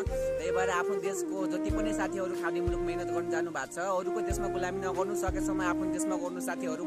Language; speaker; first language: Nepali; native; Nepali